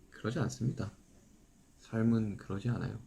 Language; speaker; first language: Korean; native; Korean